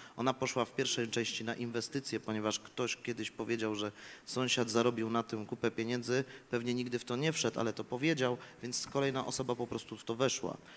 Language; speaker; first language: Polish; native; Polish